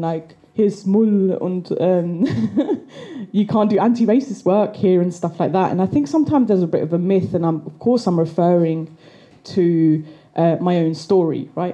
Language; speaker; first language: English; native; English